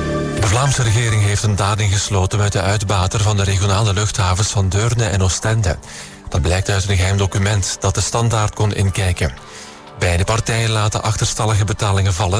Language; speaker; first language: Dutch; native; Dutch